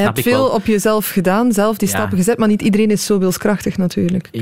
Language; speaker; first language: Dutch; native; Dutch